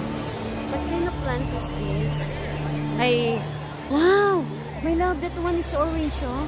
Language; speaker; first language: English; non-native, local second language; Filipino